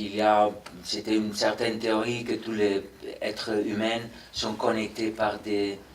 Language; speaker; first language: French; non-native, fluent; Spanish